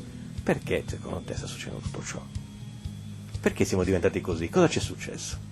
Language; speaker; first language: Italian; native; Italian